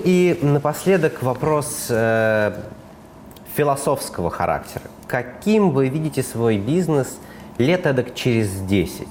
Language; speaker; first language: Russian; native; Russian